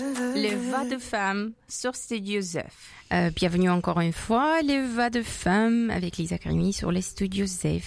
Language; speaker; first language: French; non-native, fluent; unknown